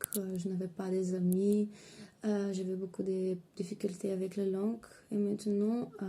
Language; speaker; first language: French; non-native, fluent; Bulgarian